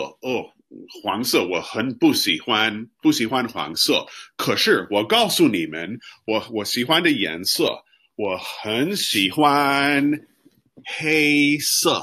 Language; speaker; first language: Chinese; non-native, fluent; English